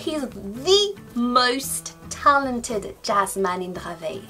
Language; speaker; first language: English; non-native, fluent; French